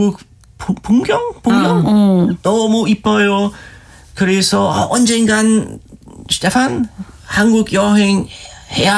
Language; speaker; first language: Korean; non-native, learner; German